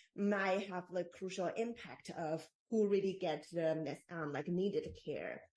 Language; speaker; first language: English; non-native, fluent; Chinese